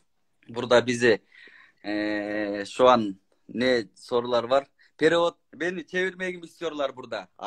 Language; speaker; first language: Turkish; non-native, learner; Kyrgyz